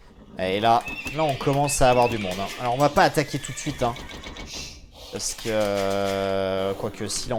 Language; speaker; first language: French; native; French